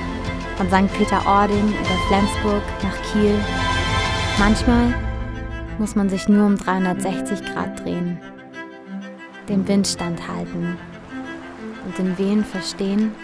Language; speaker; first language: German; native; German